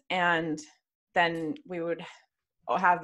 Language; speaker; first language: English; native; English